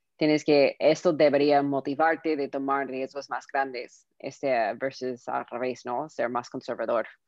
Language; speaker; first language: Spanish; non-native, fluent; English